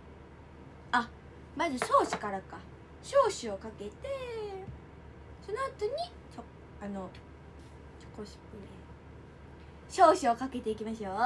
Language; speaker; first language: Japanese; native; Japanese